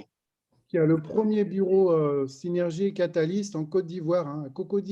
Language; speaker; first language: French; native; French